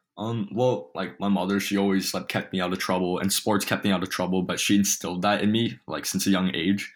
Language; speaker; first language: English; early bilingual, other home language; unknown